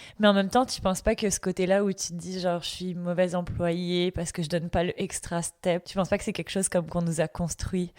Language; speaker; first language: French; native; French